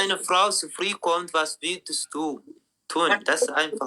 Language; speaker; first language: German; non-native, learner; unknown